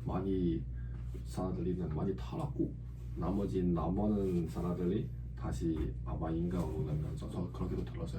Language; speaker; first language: Korean; non-native, learner; Chinese